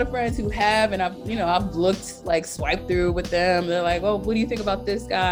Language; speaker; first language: English; native; English